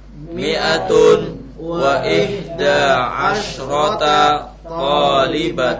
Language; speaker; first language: Arabic; non-native, learner; Indonesian